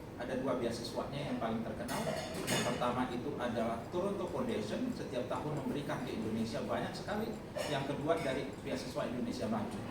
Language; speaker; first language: Indonesian; non-native, local second language; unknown